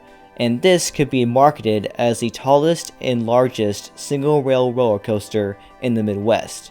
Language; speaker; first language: English; native; English